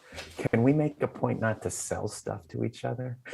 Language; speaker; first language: English; native; English